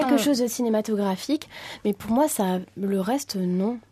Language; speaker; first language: French; native; French